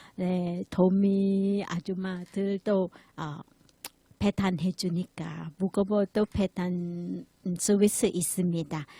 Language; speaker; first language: Korean; non-native, learner; Thai